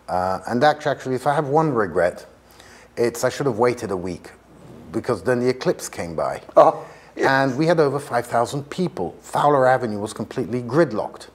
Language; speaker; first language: English; native; English